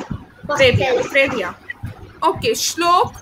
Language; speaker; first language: French; non-native, fluent; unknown